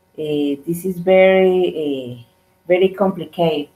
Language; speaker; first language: English; non-native, learner; Spanish